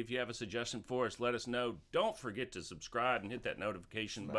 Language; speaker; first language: English; native; English